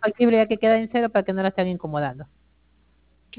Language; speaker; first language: Spanish; native; Spanish